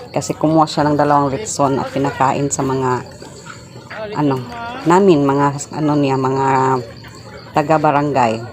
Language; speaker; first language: Filipino; non-native, local second language; Cebuano